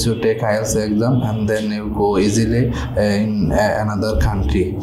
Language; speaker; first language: English; non-native, learner; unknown